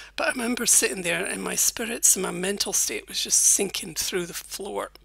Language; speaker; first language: English; native; English